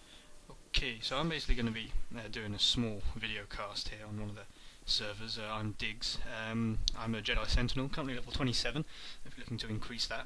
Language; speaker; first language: English; native; English